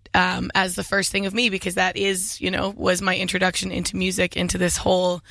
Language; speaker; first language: English; native; English